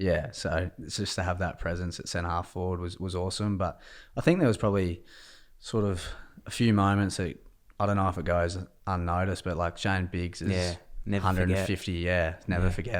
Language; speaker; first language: English; native; English